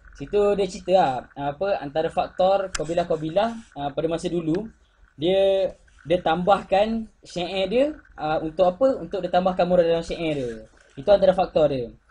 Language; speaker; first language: Malay; native; Malay